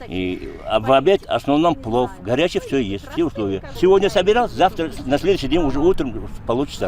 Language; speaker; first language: Russian; non-native, local second language; Uzbek